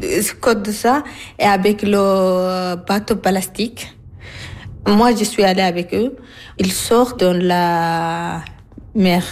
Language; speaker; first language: French; non-native, learner; Arabic